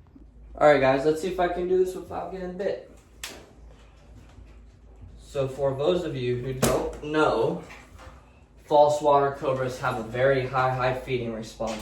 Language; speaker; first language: English; native; English